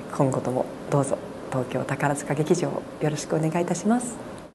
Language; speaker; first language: Japanese; native; Japanese